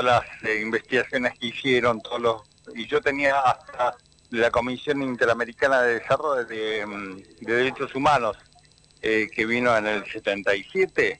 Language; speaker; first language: Spanish; native; Spanish